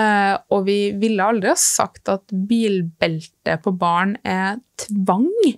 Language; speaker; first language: Norwegian; native; Norwegian